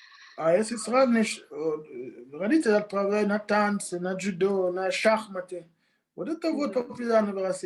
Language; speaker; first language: Russian; non-native, fluent; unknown